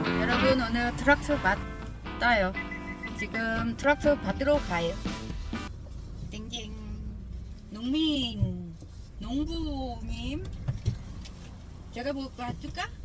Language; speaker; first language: Korean; non-native, learner; Vietnamese